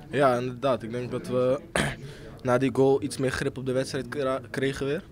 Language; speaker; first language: Dutch; native; Dutch